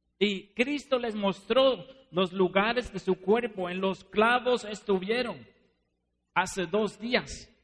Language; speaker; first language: Spanish; non-native, fluent; Dutch